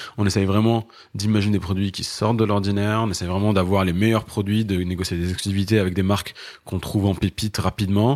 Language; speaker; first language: French; non-native, local second language; Arabic